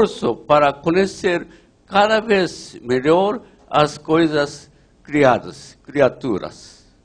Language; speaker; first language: Portuguese; non-native, learner; Japanese